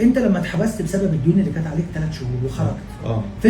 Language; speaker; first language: Arabic; native; Arabic